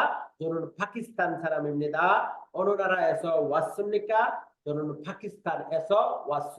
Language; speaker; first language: Korean; non-native, fluent; Bangla